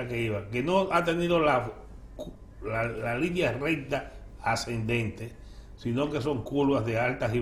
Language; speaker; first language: Spanish; native; Spanish